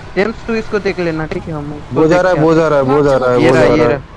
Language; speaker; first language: Hindi; non-native, local second language; Gujarati